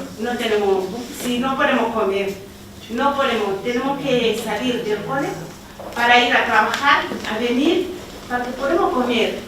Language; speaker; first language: Spanish; non-native, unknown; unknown